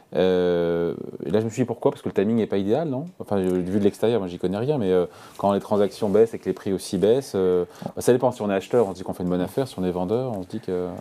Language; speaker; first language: French; native; French